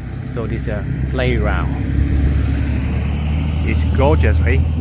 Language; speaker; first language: English; non-native, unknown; Vietnamese